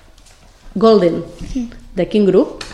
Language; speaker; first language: Catalan; native; Catalan